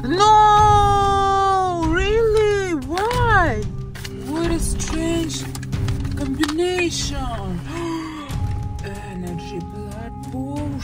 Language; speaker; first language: English; non-native, learner; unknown